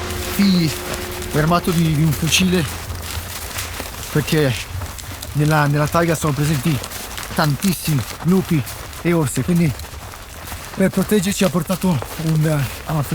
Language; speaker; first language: Italian; native; Italian